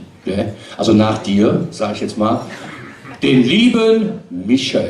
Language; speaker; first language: German; native; German